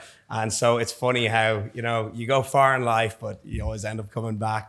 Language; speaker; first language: English; native; English